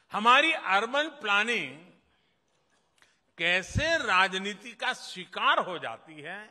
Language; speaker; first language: Hindi; non-native, local second language; Gujarati